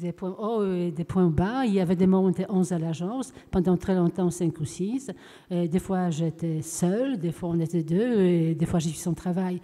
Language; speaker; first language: French; non-native, fluent; Polish